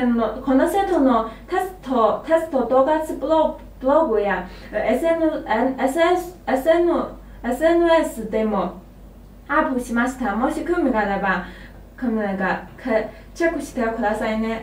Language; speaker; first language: Japanese; non-native, learner; Chinese